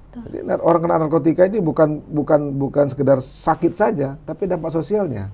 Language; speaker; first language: Indonesian; non-native, local second language; Minangkabau